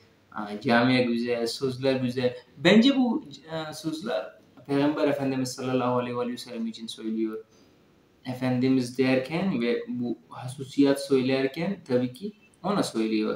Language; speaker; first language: Turkish; non-native, learner; Urdu